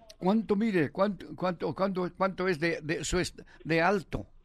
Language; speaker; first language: Spanish; native; Spanish